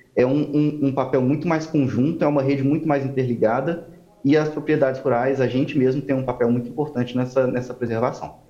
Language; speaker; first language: Portuguese; native; Portuguese